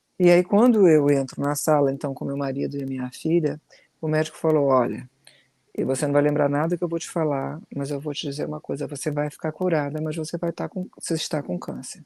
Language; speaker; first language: Portuguese; native; Portuguese